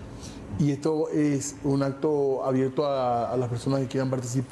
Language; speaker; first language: Spanish; native; Spanish